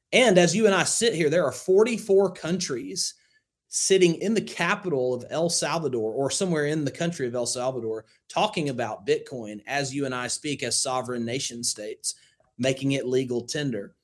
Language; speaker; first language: English; native; English